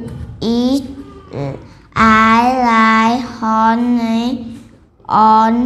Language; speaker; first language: English; non-native, learner; Vietnamese